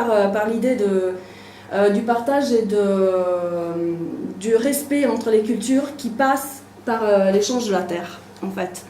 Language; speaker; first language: French; native; French